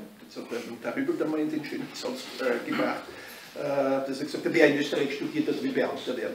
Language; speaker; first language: German; native; German